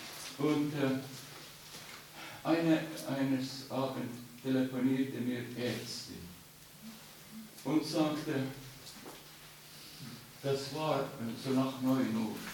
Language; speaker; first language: German; non-native, fluent; Estonian